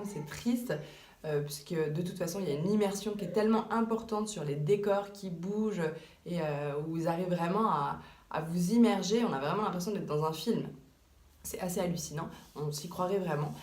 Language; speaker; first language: French; native; French